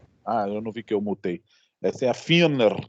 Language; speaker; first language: Portuguese; native; Portuguese